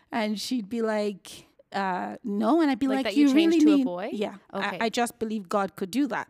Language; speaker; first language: English; non-native, local second language; Yoruba